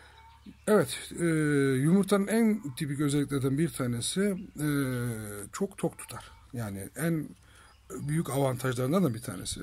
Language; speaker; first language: Turkish; native; Turkish